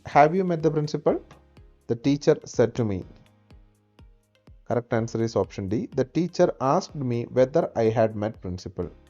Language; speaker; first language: English; non-native, local second language; Malayalam